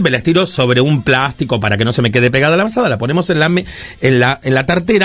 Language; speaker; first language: Spanish; native; Spanish